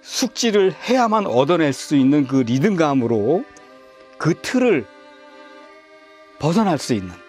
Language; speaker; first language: Korean; native; Korean